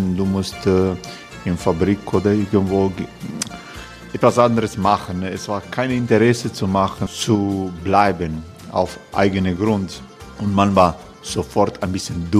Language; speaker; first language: German; non-native, learner; Croatian